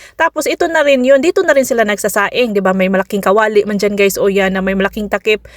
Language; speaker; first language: Filipino; non-native, local second language; Cebuano